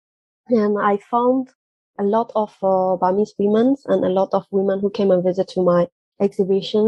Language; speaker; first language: English; non-native, fluent; Burmese